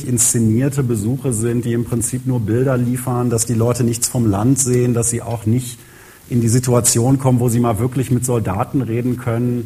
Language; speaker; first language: German; native; German